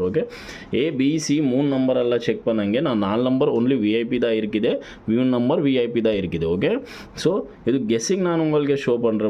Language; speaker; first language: Tamil; non-native, learner; Kannada